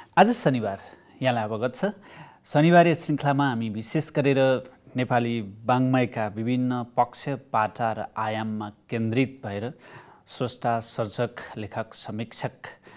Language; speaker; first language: Nepali; native; Nepali